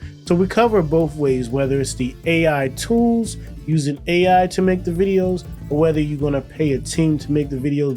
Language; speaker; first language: English; native; English